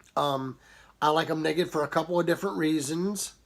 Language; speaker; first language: English; native; English